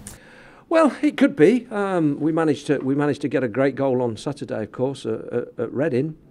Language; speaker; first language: English; native; English